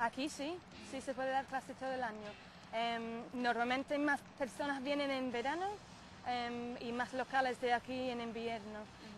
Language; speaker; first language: Spanish; non-native, fluent; English